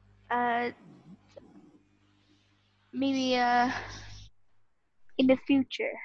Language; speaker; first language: English; non-native, learner; Vietnamese